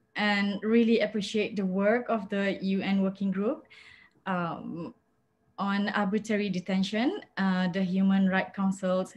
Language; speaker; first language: English; non-native, local second language; Malay